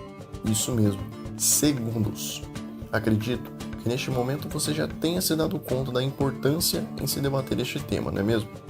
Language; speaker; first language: Portuguese; native; Portuguese